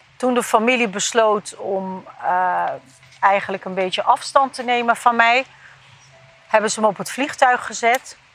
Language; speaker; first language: Dutch; early bilingual, other home language; Turkish